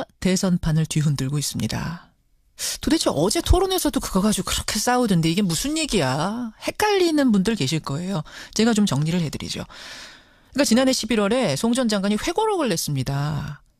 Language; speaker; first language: Korean; native; Korean